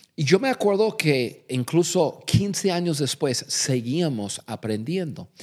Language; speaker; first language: Spanish; non-native, fluent; English